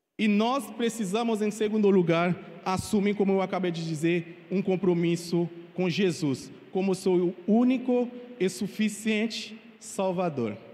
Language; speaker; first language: Portuguese; non-native, fluent; Haitian Creole